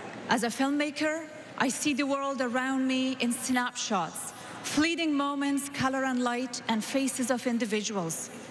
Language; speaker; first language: English; non-native, fluent; Persian